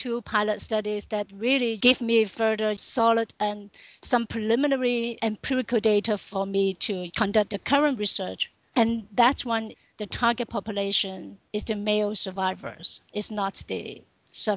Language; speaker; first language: English; non-native, local second language; Cantonese